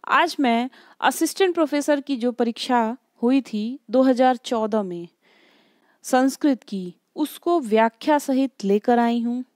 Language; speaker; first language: Hindi; native; Hindi